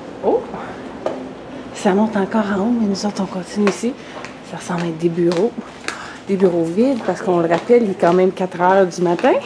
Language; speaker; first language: French; native; French